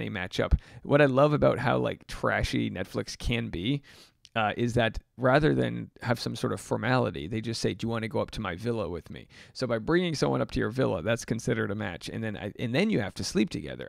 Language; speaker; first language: English; native; English